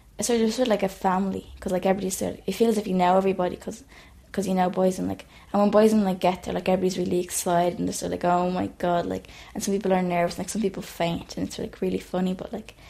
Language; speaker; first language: English; native; English